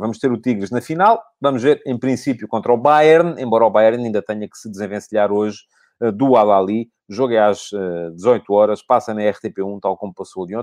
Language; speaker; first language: Portuguese; native; Portuguese